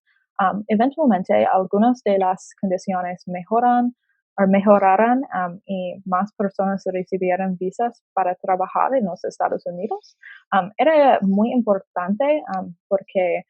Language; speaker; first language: Spanish; non-native, learner; English